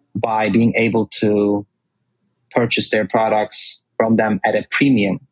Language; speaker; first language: English; non-native, fluent; Turkish